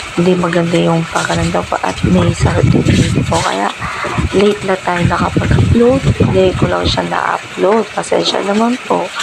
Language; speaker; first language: Filipino; non-native, local second language; Pampanga